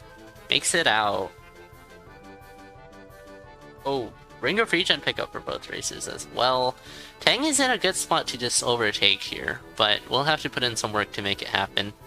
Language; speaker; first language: English; native; English